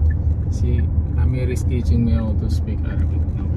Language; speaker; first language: English; non-native, local second language; Filipino